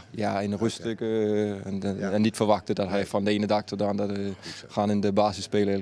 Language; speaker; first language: Dutch; non-native, fluent; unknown